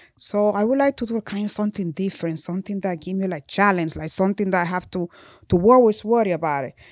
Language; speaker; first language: English; non-native, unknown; Spanish